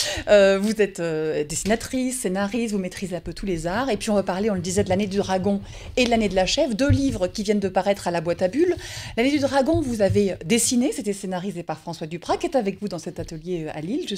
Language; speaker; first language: French; native; French